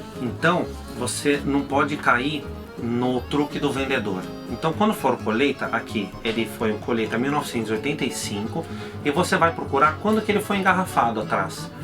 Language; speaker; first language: Portuguese; native; Portuguese